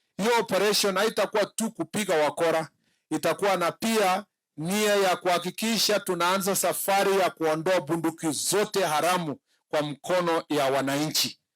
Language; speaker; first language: Swahili; non-native, local second language; Kalenjin